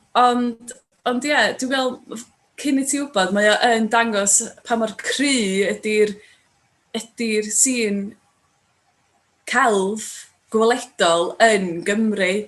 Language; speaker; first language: Welsh; native; Welsh